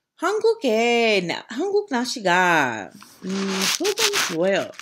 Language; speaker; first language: Korean; non-native, learner; English